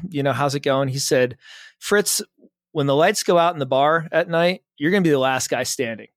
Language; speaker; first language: English; native; English